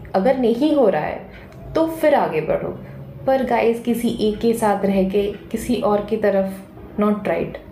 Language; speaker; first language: Hindi; non-native, local second language; Bangla